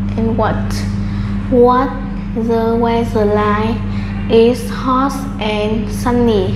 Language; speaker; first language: English; non-native, learner; Vietnamese